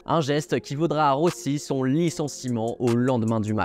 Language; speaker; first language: French; native; French